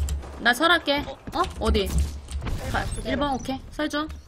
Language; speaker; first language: Korean; native; Korean